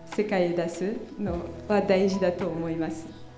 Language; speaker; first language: Japanese; non-native, fluent; French